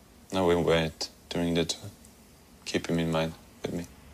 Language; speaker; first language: English; non-native, fluent; Luxembourgish